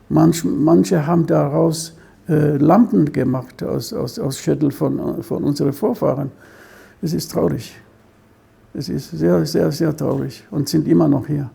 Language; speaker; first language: German; non-native, fluent; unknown